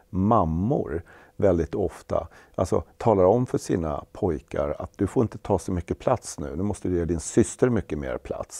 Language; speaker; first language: Swedish; native; Swedish